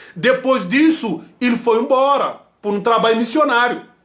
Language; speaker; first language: Portuguese; non-native, fluent; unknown